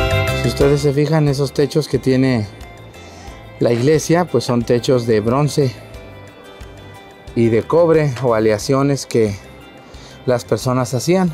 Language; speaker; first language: Spanish; native; Spanish